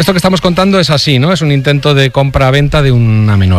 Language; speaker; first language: Spanish; native; Spanish